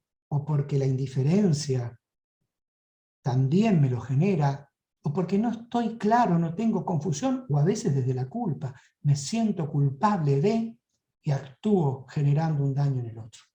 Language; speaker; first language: Spanish; native; Spanish